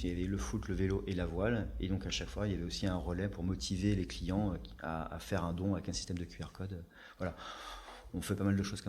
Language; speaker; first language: French; native; French